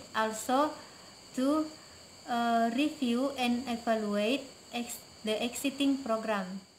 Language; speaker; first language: English; non-native, fluent; Indonesian